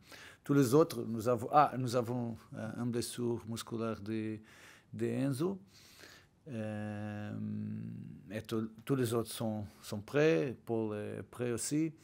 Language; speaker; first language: French; non-native, learner; Portuguese